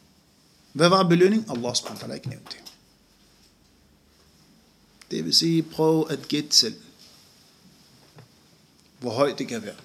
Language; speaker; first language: Danish; non-native, fluent; Arabic